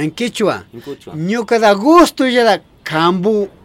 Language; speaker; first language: Spanish; non-native, local second language; Quechua